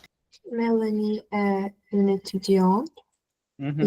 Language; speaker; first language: French; non-native, learner; Portuguese